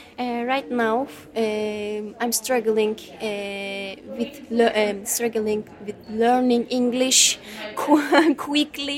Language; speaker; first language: English; non-native, learner; Turkish